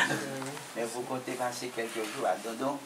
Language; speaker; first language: French; non-native, local second language; Haitian Creole